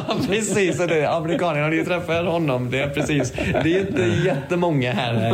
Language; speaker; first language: Swedish; non-native, fluent; English